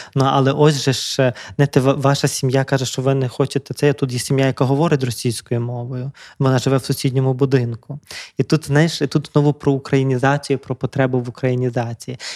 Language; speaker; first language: Ukrainian; native; Ukrainian